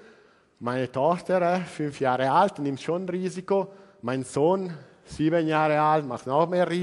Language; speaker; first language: German; non-native, learner; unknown